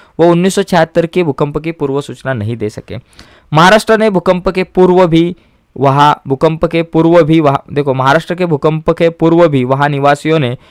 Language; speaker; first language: Hindi; non-native, local second language; Marathi